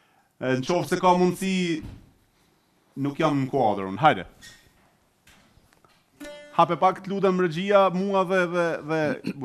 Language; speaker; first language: Albanian; native; Albanian